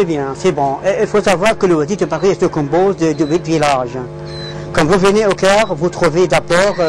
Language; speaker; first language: French; non-native, learner; Arabic